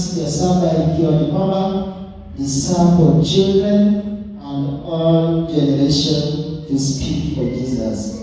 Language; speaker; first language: English; non-native, local second language; Swahili